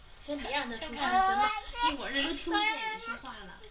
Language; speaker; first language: Chinese; native; Chinese